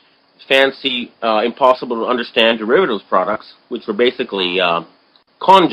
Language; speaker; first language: English; native; English